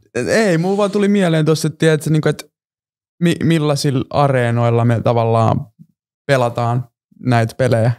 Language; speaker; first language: Finnish; early bilingual, other home language; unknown